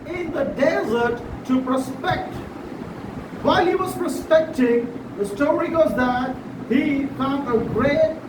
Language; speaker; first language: English; non-native, local second language; Marathi